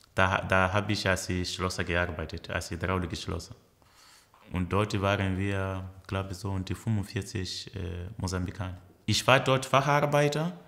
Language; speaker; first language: German; early bilingual, other home language; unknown